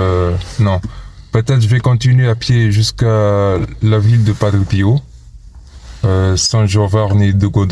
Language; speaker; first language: French; non-native, fluent; Portuguese